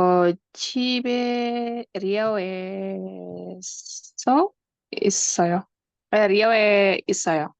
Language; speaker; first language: Korean; non-native, learner; Indonesian